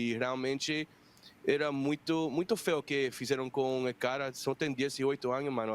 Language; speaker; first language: Portuguese; non-native, fluent; Spanish